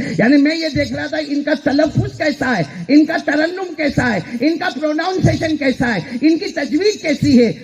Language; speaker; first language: Urdu; non-native, local second language; Gujarati